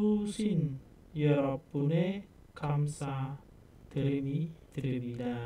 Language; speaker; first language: Korean; non-native, fluent; Khmer